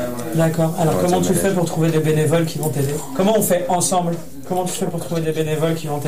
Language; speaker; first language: French; native; French